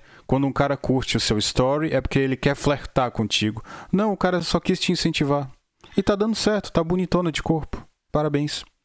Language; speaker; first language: Portuguese; native; Portuguese